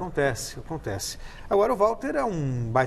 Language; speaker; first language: Portuguese; native; Portuguese